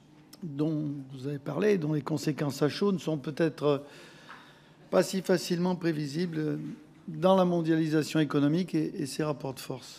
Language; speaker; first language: French; native; French